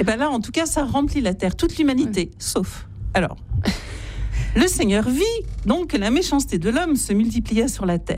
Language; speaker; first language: French; native; French